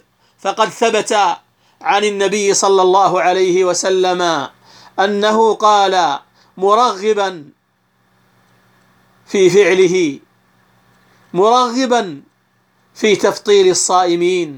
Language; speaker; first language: Arabic; native; Arabic